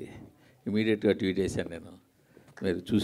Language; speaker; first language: Telugu; native; Telugu